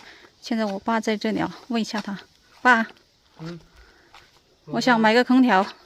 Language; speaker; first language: Chinese; native; Chinese